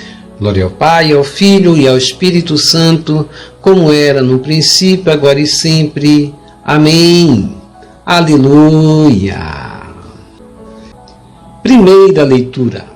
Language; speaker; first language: Portuguese; native; Portuguese